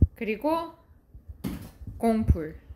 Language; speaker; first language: Korean; non-native, fluent; Russian